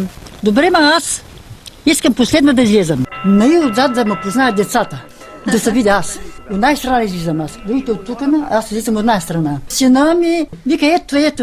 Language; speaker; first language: Bulgarian; native; Bulgarian